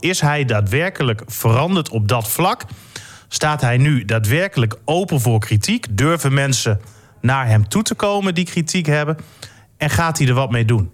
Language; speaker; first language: Dutch; native; Dutch